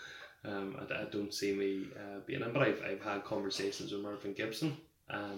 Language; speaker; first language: English; native; English